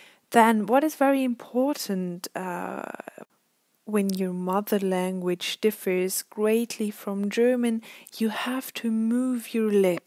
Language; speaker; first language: English; non-native, fluent; German